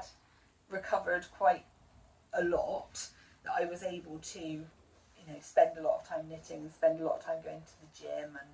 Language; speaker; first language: English; native; English